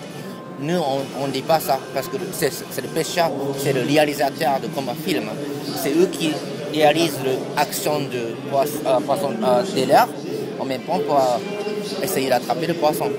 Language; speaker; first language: French; non-native, learner; Japanese